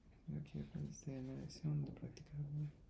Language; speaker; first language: Spanish; non-native, learner; English